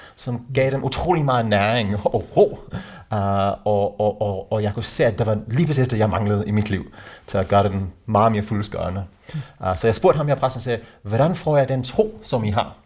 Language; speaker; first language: Danish; non-native, fluent; English